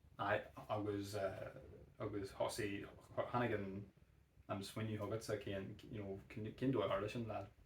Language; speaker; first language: Irish; native; Irish